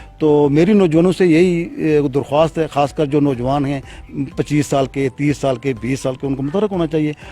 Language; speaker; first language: Urdu; non-native, local second language; Pahari-Potwari